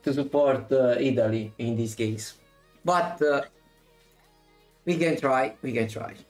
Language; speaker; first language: English; non-native, learner; Italian